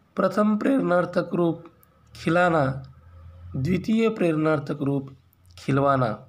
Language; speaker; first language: Hindi; non-native, local second language; Marathi